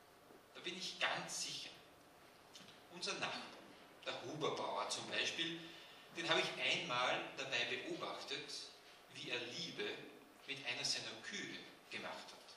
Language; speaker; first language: German; native; German